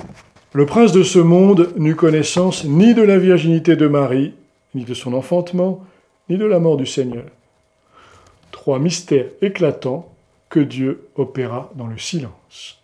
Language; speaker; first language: French; native; French